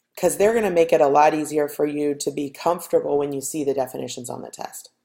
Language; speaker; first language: English; native; English